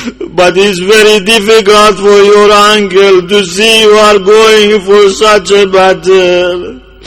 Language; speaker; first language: English; non-native, fluent; Persian